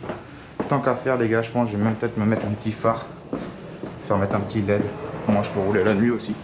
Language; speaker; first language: French; native; French